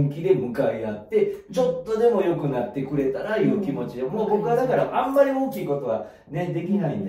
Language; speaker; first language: Japanese; native; Japanese